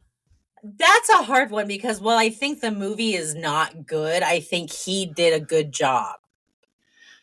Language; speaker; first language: English; native; English